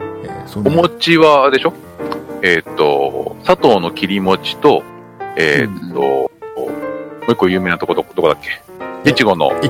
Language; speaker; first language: Japanese; native; Japanese